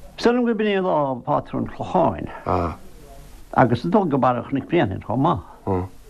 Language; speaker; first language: Irish; native; Irish